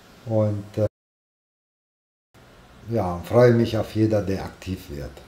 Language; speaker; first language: German; non-native, fluent; Italian